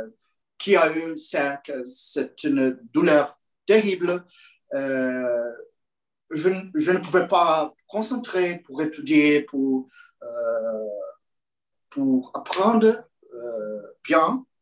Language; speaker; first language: French; non-native, learner; Portuguese